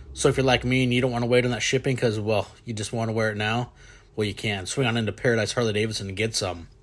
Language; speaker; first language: English; native; English